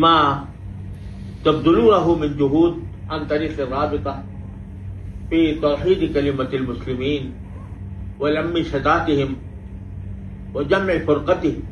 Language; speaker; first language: Arabic; non-native, fluent; Urdu